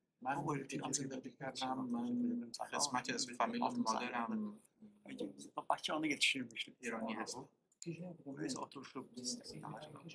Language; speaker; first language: Persian; non-native, learner; Kurdish